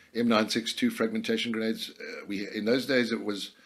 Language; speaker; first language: English; native; English